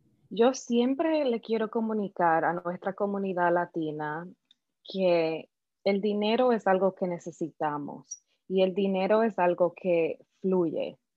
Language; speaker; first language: Spanish; native; Spanish